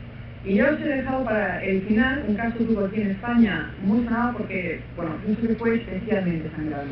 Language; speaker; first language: Spanish; native; Spanish